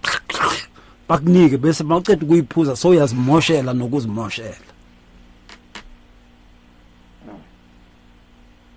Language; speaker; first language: English; non-native, local second language; Zulu